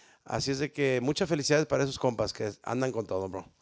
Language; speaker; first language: Spanish; early bilingual, heritage; Spanish